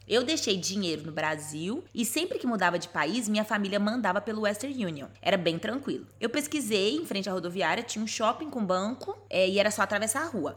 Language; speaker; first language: Portuguese; native; Portuguese